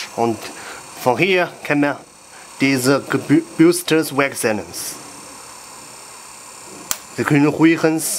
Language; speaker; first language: German; non-native, learner; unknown